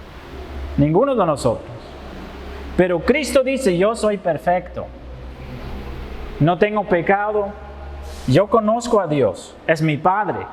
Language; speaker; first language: Spanish; non-native, fluent; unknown